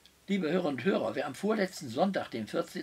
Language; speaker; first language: German; native; German